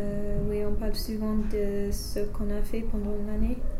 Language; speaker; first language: French; non-native, fluent; English